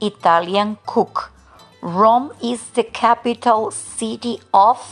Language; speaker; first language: English; non-native, learner; Spanish